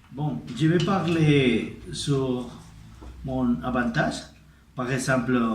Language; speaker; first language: French; non-native, learner; Spanish